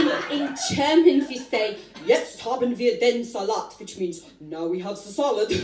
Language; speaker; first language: English; native; English